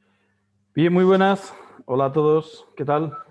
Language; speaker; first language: Spanish; native; Spanish